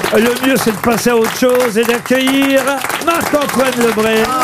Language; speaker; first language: French; native; French